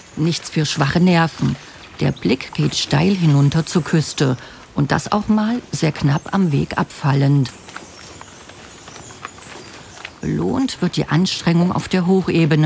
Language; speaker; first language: German; native; German